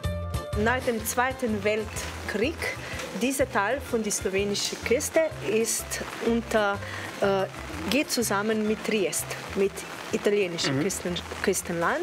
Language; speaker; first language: German; non-native, fluent; Slovenian